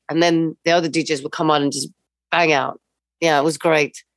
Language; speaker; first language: English; native; English